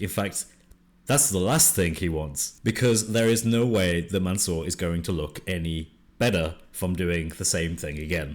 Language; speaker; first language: English; native; English